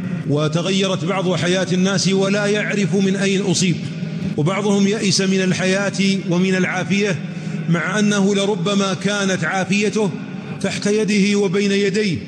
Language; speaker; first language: Arabic; native; Arabic